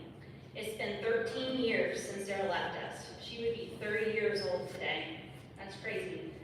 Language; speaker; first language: English; native; English